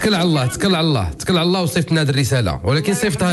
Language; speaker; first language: Arabic; native; Arabic